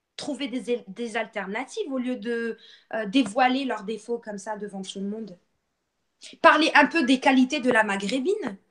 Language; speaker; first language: French; non-native, local second language; Arabic